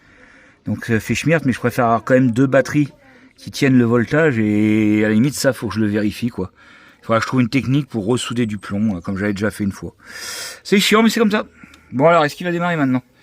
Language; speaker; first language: French; native; French